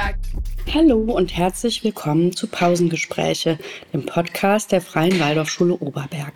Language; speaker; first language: German; native; German